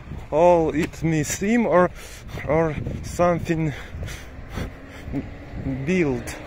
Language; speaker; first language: English; non-native, learner; Russian